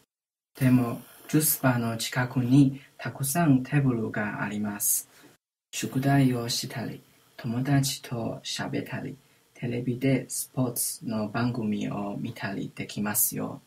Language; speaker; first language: Japanese; non-native, learner; English